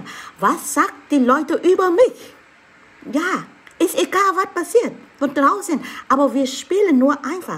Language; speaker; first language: German; non-native, learner; Vietnamese